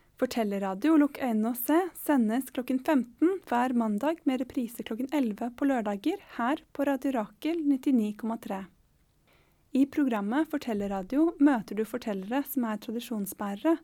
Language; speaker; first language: Norwegian; native; Norwegian